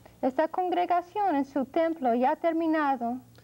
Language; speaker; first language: Spanish; non-native, fluent; English